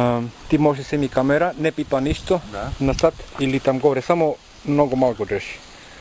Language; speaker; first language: Bulgarian; non-native, learner; Finnish